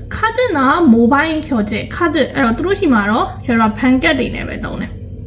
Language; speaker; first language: Burmese; native; Burmese